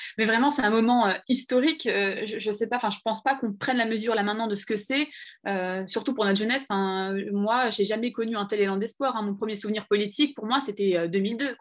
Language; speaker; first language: French; early bilingual, other home language; Arabic